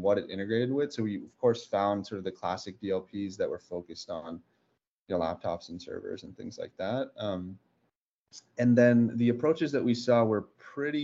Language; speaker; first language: English; native; English